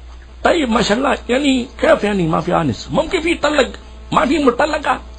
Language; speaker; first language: Arabic; non-native, learner; Urdu